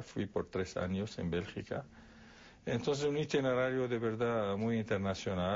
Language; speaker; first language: Spanish; non-native, fluent; Arabic